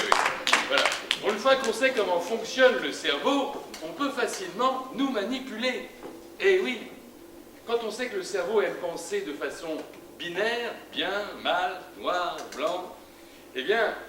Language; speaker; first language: French; native; French